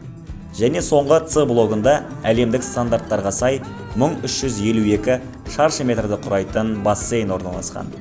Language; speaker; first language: Kazakh; native; Kazakh